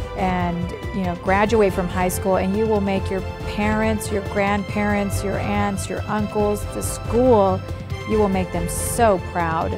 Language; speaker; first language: English; early bilingual, other home language; Spanish